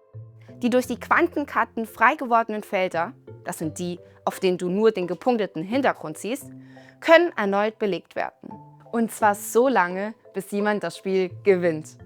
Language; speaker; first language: German; native; German